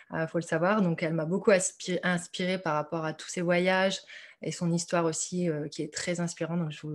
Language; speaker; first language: French; native; French